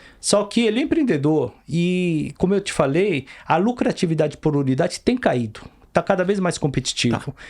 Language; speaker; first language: Portuguese; early bilingual, other home language; Korean